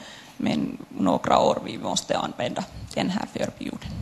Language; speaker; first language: Swedish; non-native, local second language; Finnish